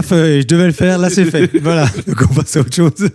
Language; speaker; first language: French; native; French